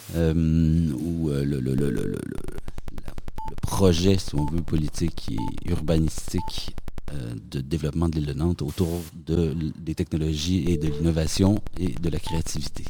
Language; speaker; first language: French; native; French